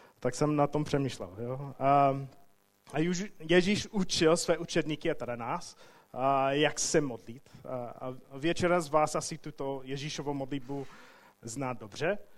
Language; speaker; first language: Czech; non-native, fluent; English